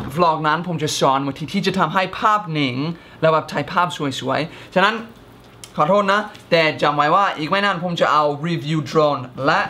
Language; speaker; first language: Thai; non-native, fluent; English